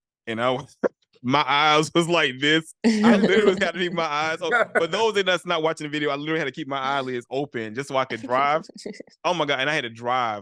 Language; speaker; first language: English; native; English